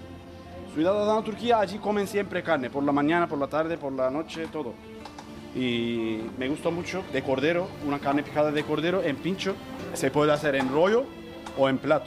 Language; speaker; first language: Spanish; non-native, learner; Turkish